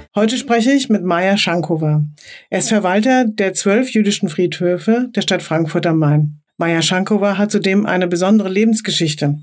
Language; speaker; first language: German; native; German